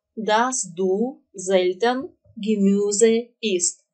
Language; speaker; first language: German; non-native, fluent; Russian